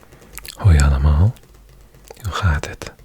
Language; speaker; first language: Dutch; non-native, learner; English